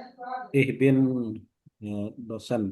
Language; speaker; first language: German; non-native, learner; Indonesian